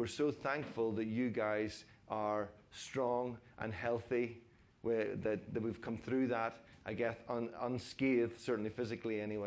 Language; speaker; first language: English; native; English